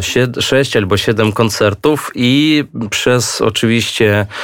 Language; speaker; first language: Polish; non-native, fluent; Russian